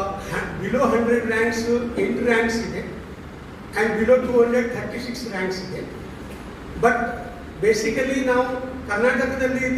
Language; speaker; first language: Kannada; non-native, learner; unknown